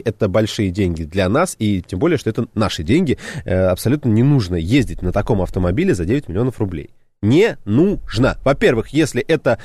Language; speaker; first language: Russian; native; Russian